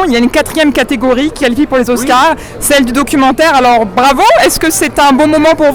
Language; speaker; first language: French; native; French